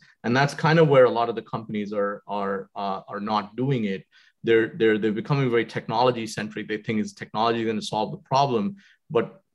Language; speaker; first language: English; non-native, local second language; Hindi